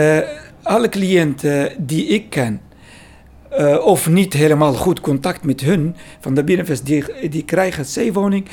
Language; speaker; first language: Dutch; non-native, learner; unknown